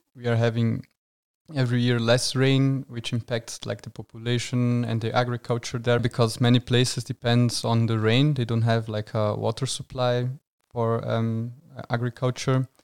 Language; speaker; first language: English; non-native, fluent; Portuguese